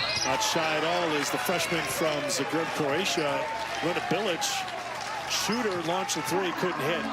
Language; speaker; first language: English; native; English